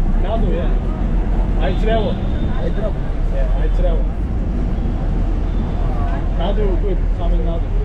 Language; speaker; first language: English; non-native, learner; Turkish